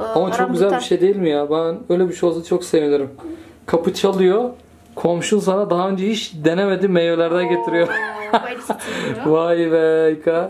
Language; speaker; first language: Turkish; native; Turkish